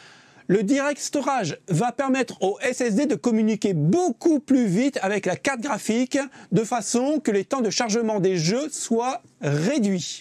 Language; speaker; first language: French; native; French